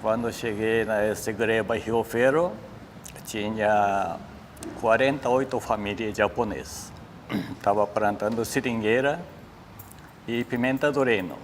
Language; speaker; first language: Portuguese; non-native, learner; Japanese